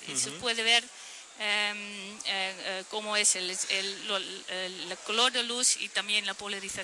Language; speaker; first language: Spanish; non-native, fluent; Dutch